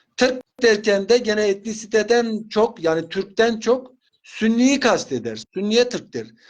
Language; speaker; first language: Turkish; non-native, local second language; Zaza